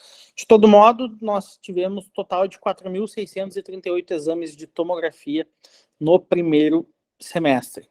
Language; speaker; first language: Portuguese; native; Portuguese